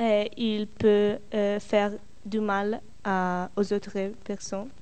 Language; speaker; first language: French; non-native, learner; Italian